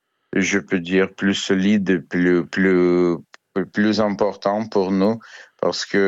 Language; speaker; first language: French; non-native, learner; Ukrainian